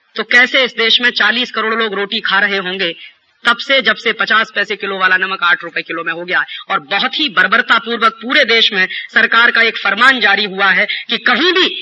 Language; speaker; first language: Hindi; native; Hindi